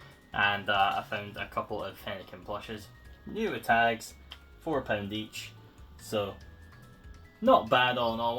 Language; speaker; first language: English; native; English